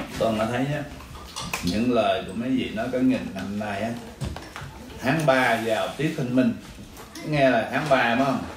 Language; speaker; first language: Vietnamese; early bilingual, other home language; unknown